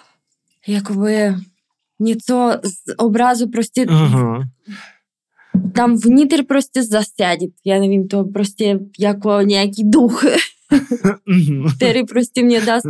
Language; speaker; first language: Czech; non-native, fluent; Russian